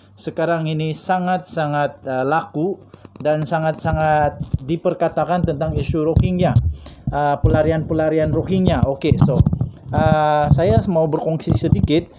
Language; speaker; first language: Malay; non-native, local second language; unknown